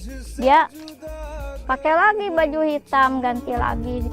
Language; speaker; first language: Indonesian; native; Indonesian